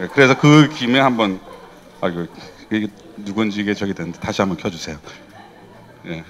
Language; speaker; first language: Korean; non-native, fluent; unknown